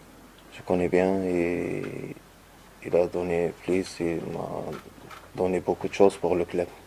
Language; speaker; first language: French; non-native, learner; Arabic